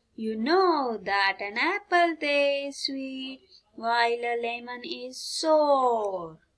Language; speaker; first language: English; non-native, local second language; Marathi